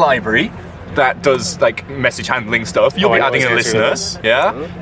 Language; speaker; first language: English; native; English